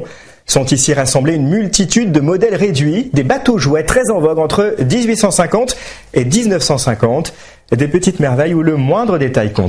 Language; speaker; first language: French; native; French